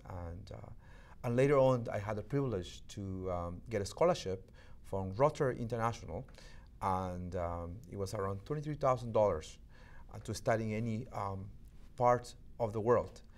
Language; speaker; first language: English; non-native, fluent; Shipibo-Conibo